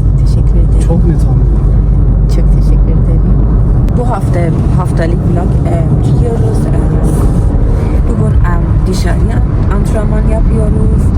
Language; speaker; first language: Turkish; non-native, learner; Persian